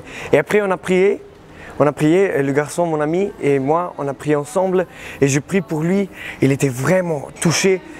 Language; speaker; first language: French; non-native, learner; German